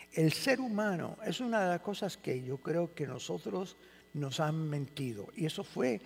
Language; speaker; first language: Spanish; early bilingual, heritage; Spanish